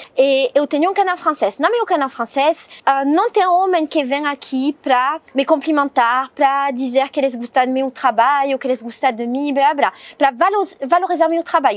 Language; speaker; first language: Portuguese; non-native, learner; French